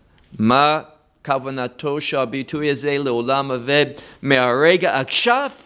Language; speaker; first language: Hebrew; non-native, fluent; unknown